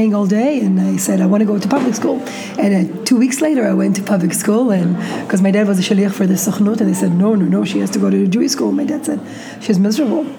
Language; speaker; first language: English; non-native, fluent; Hebrew